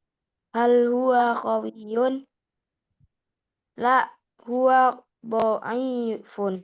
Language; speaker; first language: Arabic; non-native, learner; Indonesian